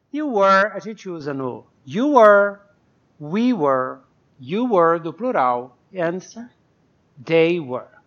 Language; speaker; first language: English; non-native, fluent; Portuguese